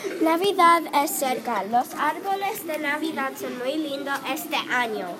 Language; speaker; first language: Spanish; non-native, learner; English